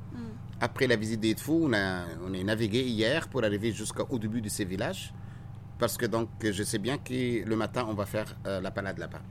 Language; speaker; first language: French; non-native, fluent; Arabic